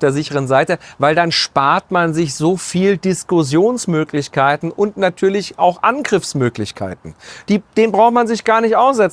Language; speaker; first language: German; native; German